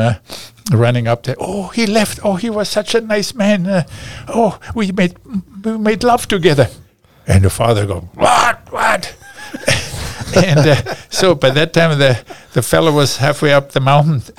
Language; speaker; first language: English; non-native, fluent; German